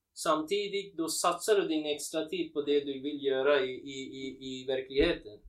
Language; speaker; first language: Swedish; non-native, fluent; Sinhala